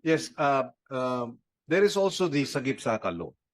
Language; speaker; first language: English; non-native, local second language; Filipino